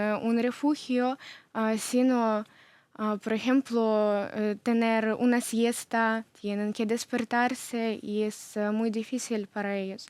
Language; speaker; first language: Spanish; non-native, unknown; Ukrainian